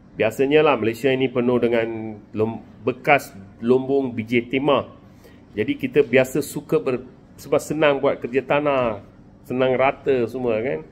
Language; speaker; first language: Malay; non-native, local second language; Tamil